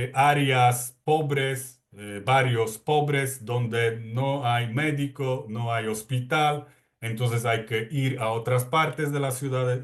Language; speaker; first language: Spanish; non-native, fluent; Polish